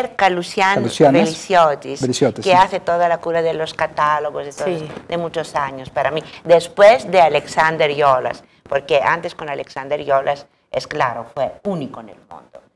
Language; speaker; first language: Spanish; non-native, fluent; Greek